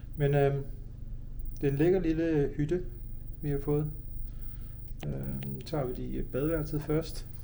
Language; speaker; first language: Danish; early bilingual, other home language; Urdu